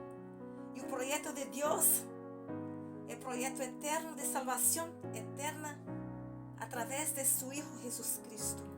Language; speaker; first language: Spanish; non-native, learner; Portuguese